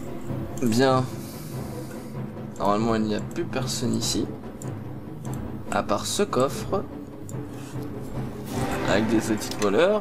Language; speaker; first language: French; native; French